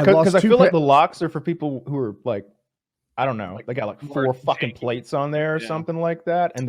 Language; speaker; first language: English; native; English